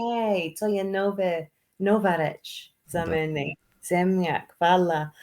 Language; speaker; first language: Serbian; non-native, learner; English